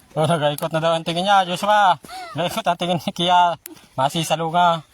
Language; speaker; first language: Filipino; native; Filipino